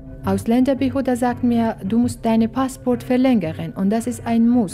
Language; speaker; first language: German; non-native, learner; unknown